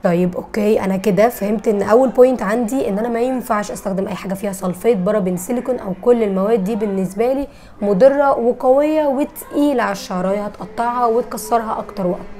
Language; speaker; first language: Arabic; native; Arabic